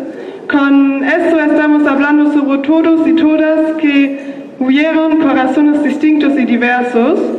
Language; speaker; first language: Spanish; non-native, learner; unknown